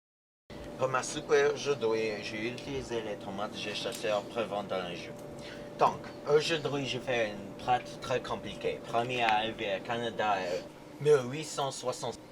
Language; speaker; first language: French; non-native, learner; English